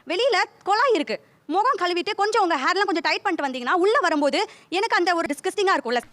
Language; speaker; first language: Tamil; native; Tamil